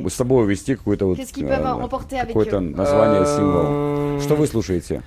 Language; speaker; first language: Russian; native; Russian